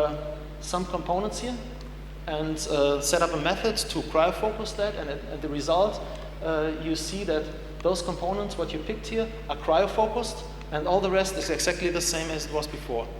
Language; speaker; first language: English; non-native, fluent; German